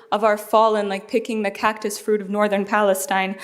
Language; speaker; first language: English; early bilingual, other home language; Arabic